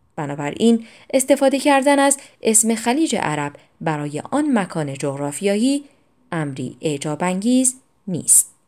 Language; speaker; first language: Persian; non-native, local second language; Azerbaijani